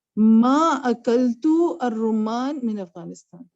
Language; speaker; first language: Arabic; non-native, learner; Urdu